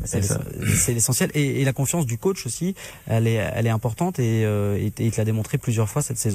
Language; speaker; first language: French; native; French